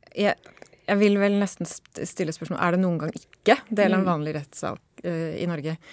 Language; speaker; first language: Norwegian; native; Norwegian